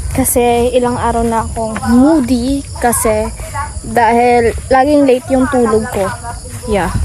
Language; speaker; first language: Filipino; non-native, local second language; Hiligaynon